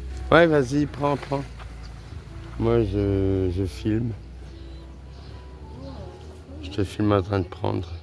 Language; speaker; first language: French; native; French